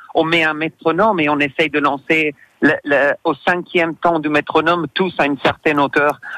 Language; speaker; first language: French; non-native, fluent; English